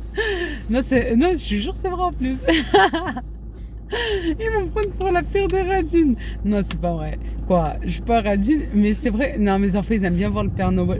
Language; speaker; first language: French; native; French